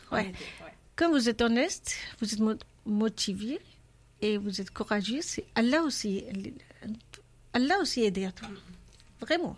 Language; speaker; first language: French; non-native, learner; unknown